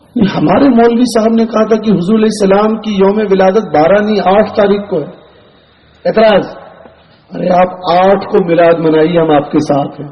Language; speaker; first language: Urdu; native; Urdu